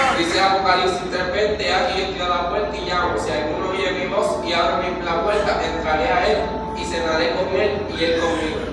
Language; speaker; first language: Spanish; native; Spanish